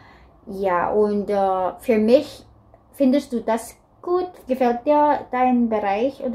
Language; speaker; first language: German; non-native, learner; Filipino